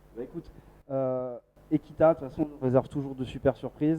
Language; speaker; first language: French; native; French